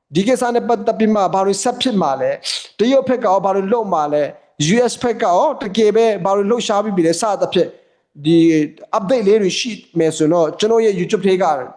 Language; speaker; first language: Burmese; native; Burmese